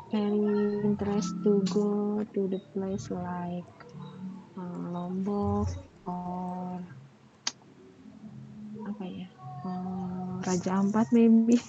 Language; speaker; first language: English; non-native, learner; Indonesian